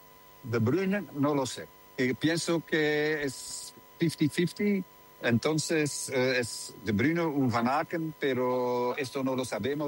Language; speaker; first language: Spanish; non-native, learner; Dutch